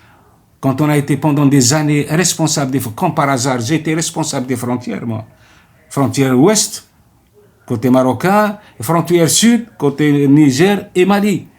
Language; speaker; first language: French; non-native, local second language; Arabic